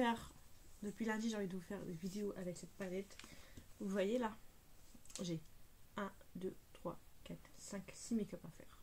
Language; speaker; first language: French; native; French